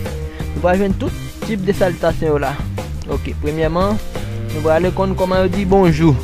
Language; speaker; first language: Portuguese; non-native, learner; Haitian Creole